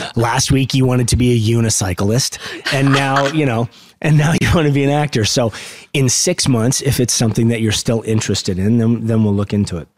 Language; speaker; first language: English; native; English